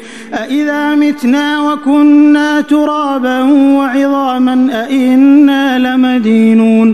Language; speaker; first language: Arabic; native; Arabic